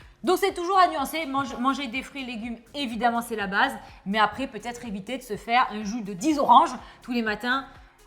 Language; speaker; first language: French; native; French